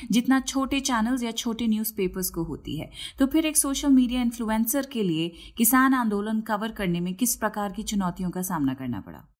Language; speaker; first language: Hindi; native; Hindi